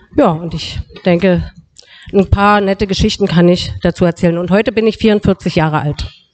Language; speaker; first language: German; native; German